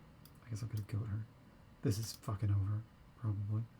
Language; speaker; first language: English; native; English